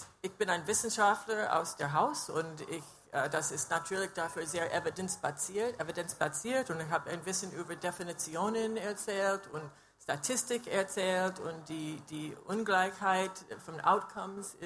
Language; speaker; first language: German; non-native, fluent; English